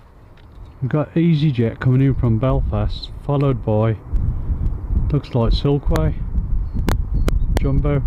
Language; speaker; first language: English; native; English